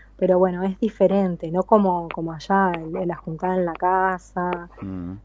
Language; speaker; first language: Spanish; native; Spanish